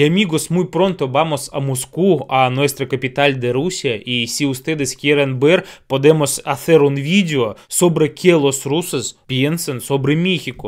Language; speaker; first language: Spanish; non-native, fluent; Russian